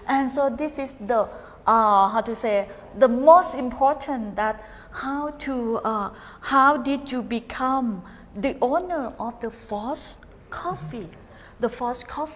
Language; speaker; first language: English; non-native, fluent; Thai